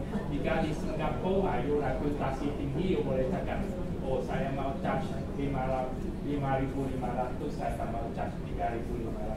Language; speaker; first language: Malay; non-native, local second language; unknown